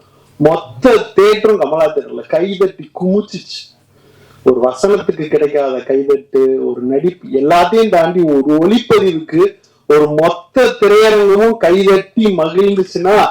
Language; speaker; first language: Tamil; native; Tamil